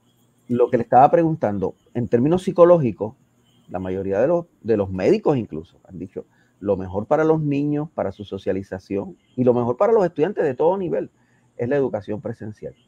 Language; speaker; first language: Spanish; native; Spanish